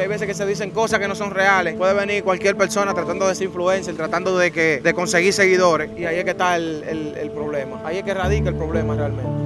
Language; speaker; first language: Spanish; native; Spanish